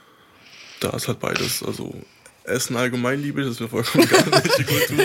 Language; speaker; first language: German; native; German